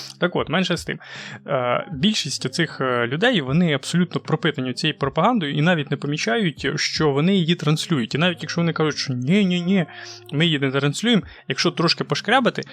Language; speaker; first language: Ukrainian; non-native, local second language; Russian